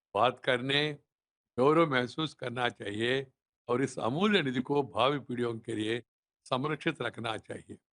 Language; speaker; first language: Hindi; non-native, local second language; Telugu